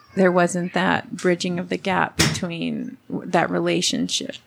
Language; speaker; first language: English; early bilingual, other home language; Spanish